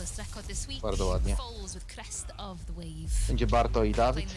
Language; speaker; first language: Polish; native; Polish